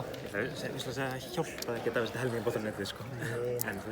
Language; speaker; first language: Icelandic; native; Icelandic